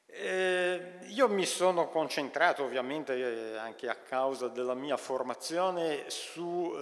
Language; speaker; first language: Italian; native; Italian